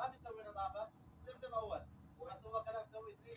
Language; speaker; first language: Arabic; non-native, learner; Filipino